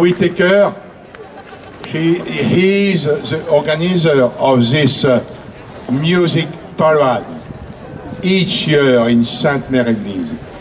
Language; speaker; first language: English; non-native, learner; French